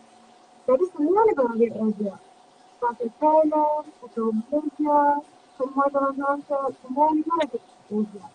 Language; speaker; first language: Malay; non-native, fluent; Turkish